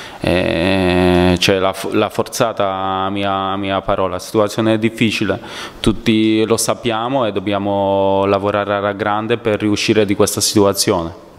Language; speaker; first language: Italian; non-native, fluent; Polish